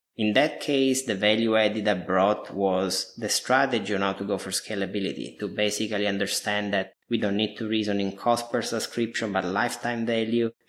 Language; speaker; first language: English; non-native, fluent; Italian